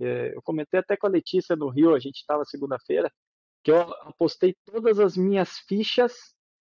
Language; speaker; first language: Portuguese; native; Portuguese